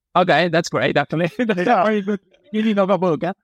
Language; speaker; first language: English; non-native, fluent; Spanish